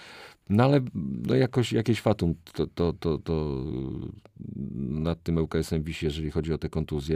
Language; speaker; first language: Polish; native; Polish